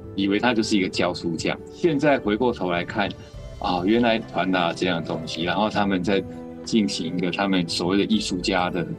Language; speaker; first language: Chinese; native; Chinese